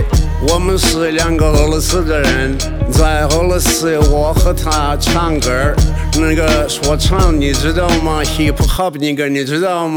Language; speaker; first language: Chinese; non-native, learner; Russian